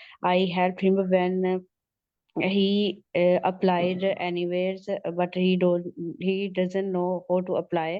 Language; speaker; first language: English; non-native, learner; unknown